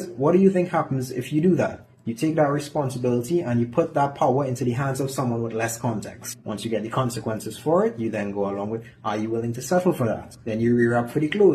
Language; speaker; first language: English; native; English